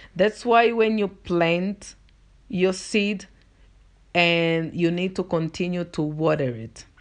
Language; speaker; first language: English; non-native, fluent; Portuguese